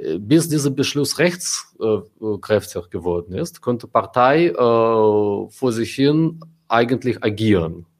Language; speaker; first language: German; non-native, fluent; Russian